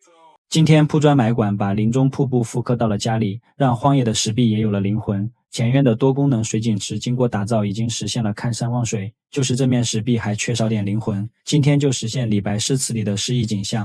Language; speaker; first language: Chinese; native; Chinese